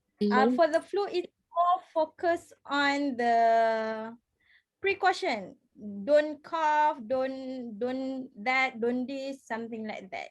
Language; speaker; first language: English; non-native, fluent; Malay